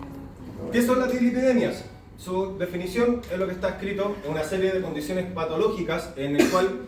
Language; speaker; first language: Spanish; native; Spanish